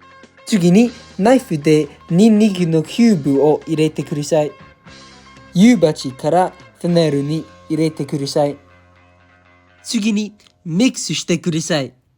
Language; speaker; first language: Japanese; non-native, learner; English